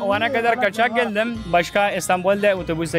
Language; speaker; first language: Turkish; non-native, learner; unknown